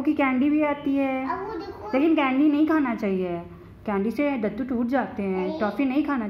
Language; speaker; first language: Hindi; native; Hindi